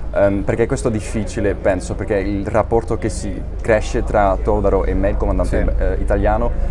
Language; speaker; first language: Italian; non-native, fluent; Dutch